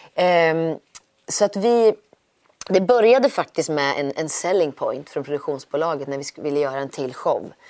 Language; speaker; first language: Swedish; native; Swedish